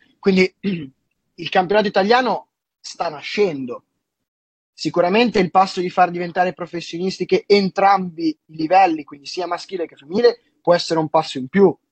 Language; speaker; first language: Italian; native; Italian